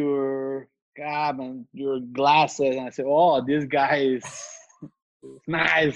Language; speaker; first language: English; non-native, fluent; Spanish